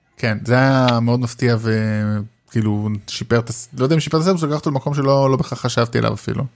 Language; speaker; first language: Hebrew; native; Hebrew